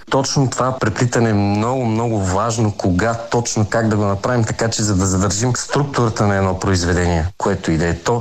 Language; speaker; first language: Bulgarian; native; Bulgarian